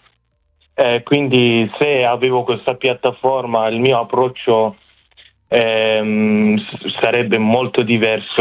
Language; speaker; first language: Italian; non-native, fluent; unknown